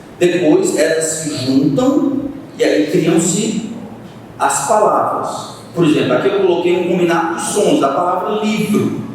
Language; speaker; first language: Portuguese; native; Portuguese